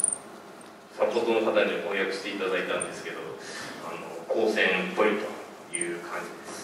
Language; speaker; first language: Japanese; native; Japanese